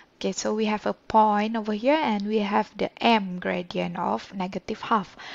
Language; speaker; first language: English; non-native, local second language; Malay